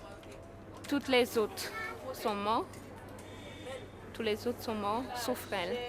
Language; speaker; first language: French; non-native, local second language; Haitian Creole